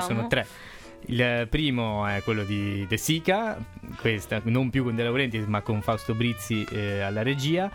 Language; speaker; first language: Italian; native; Italian